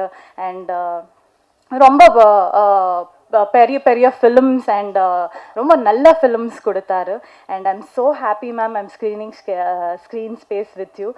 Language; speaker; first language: Tamil; non-native, learner; Kannada